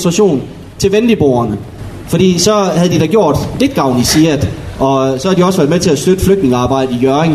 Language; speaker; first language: Danish; native; Danish